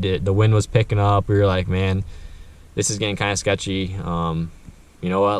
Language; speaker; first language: English; native; English